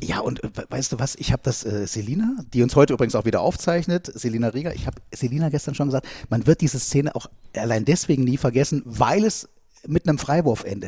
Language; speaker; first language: German; native; German